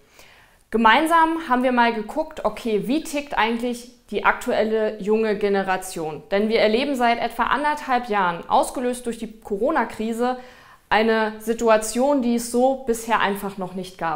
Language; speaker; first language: German; native; German